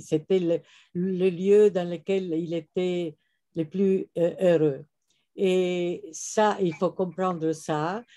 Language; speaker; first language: French; non-native, fluent; Italian